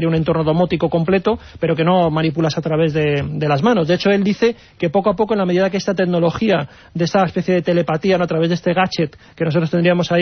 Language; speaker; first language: Spanish; native; Spanish